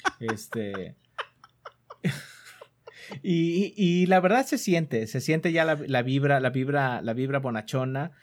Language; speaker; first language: Spanish; native; Spanish